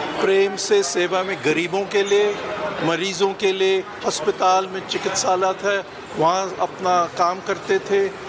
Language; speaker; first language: Hindi; non-native, local second language; Punjabi